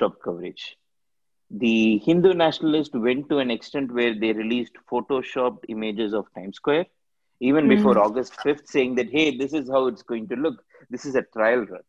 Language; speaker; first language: English; non-native, local second language; Tamil